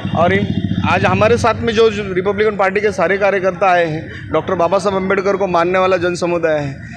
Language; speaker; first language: Hindi; non-native, local second language; Marathi